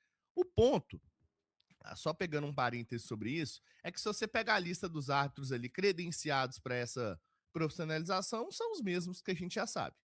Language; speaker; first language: Portuguese; native; Portuguese